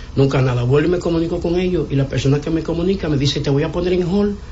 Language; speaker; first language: Spanish; native; Spanish